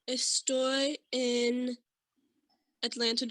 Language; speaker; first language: Spanish; non-native, learner; English